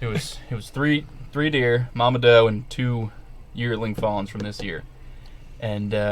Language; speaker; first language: English; native; English